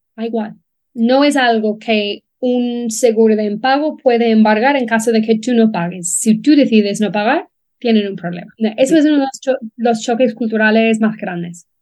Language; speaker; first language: Spanish; non-native, fluent; English